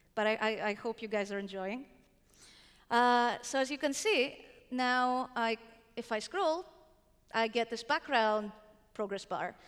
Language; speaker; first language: English; non-native, fluent; Greek